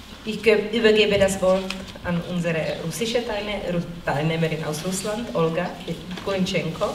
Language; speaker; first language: German; non-native, fluent; Czech